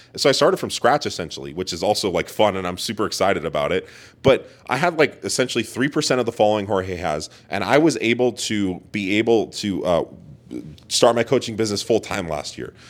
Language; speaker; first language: English; native; English